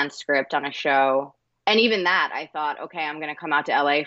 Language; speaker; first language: English; native; English